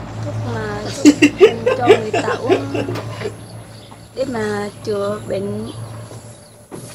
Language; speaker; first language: Vietnamese; non-native, local second language; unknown